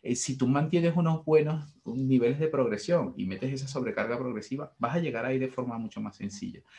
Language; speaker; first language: Spanish; native; Spanish